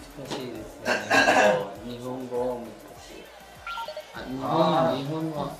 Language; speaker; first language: Japanese; non-native, learner; Korean